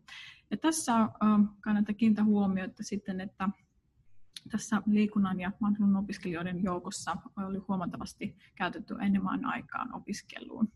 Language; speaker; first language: Finnish; non-native, fluent; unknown